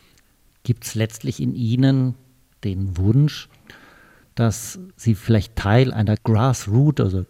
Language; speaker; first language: German; native; German